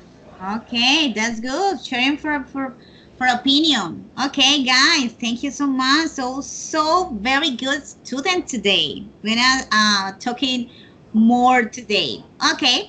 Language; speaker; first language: English; non-native, learner; Spanish